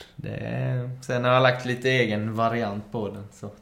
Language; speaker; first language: Swedish; early bilingual, other home language; Spanish